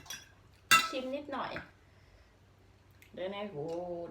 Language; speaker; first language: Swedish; non-native, learner; Thai